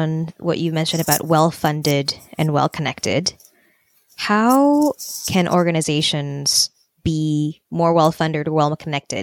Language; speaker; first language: English; native; English